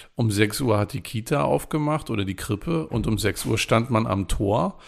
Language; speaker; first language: German; native; German